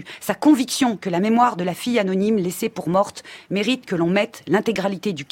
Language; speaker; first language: French; native; French